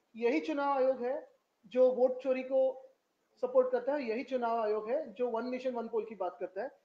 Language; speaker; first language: Hindi; non-native, local second language; Marathi